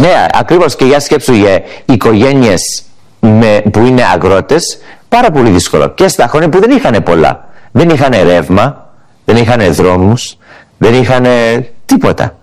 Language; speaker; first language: Greek; early bilingual, heritage; English